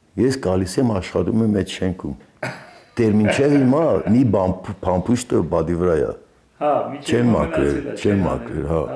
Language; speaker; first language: Armenian; early bilingual, heritage; Armenian